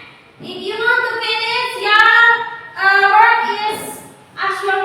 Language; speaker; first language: English; non-native, learner; Indonesian